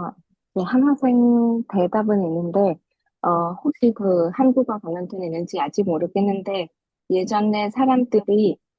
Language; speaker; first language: Korean; non-native, fluent; Vietnamese